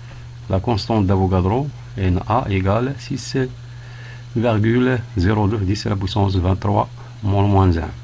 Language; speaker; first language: French; non-native, local second language; Arabic